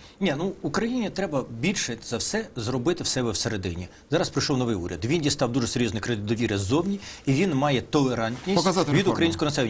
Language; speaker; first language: Ukrainian; native; Ukrainian